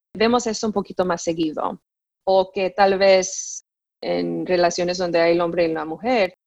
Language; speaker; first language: Spanish; early bilingual, heritage; Spanish